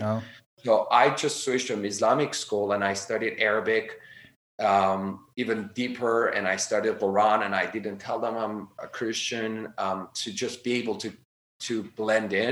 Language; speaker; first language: English; non-native, fluent; Armenian